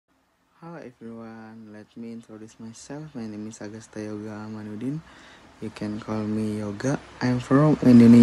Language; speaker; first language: English; non-native, learner; Indonesian